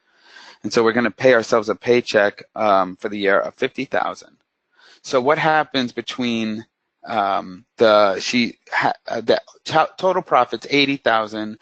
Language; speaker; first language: English; native; English